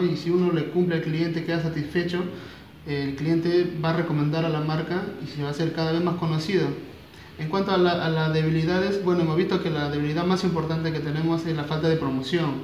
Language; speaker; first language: Spanish; native; Spanish